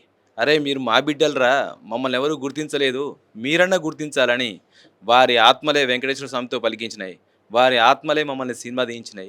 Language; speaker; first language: Telugu; native; Telugu